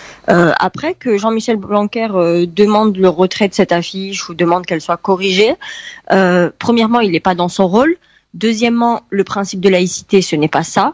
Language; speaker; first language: French; early bilingual, heritage; French